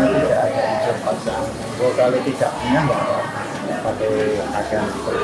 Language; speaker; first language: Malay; non-native, local second language; Javanese